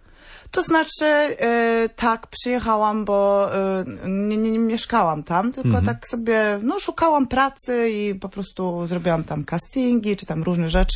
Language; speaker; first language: Polish; non-native, fluent; Norwegian